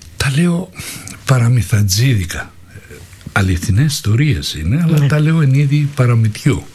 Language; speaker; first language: Greek; native; Greek